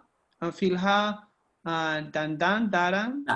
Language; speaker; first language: Persian; non-native, learner; Urdu